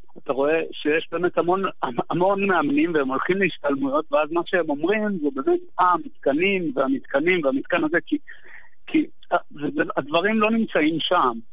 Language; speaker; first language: Hebrew; native; Hebrew